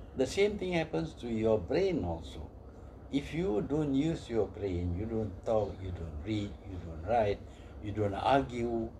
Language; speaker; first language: English; non-native, local second language; Malay